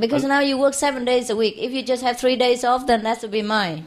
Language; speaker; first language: English; non-native, fluent; Vietnamese